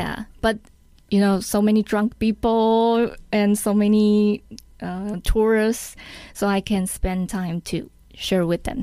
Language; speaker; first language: English; non-native, learner; Chinese